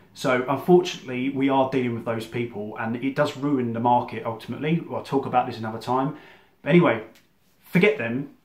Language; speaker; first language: English; native; English